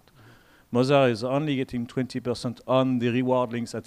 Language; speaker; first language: English; non-native, fluent; French